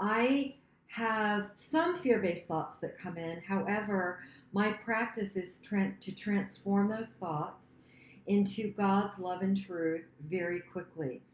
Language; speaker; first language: English; native; English